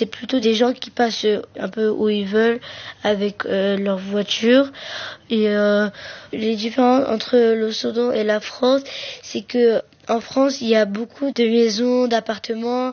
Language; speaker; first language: French; early bilingual, other home language; Arabic